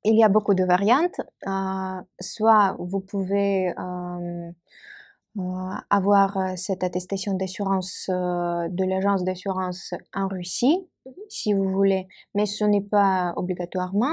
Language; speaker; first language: French; non-native, fluent; Russian